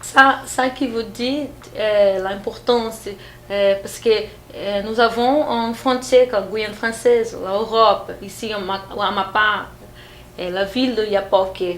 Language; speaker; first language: French; non-native, fluent; Portuguese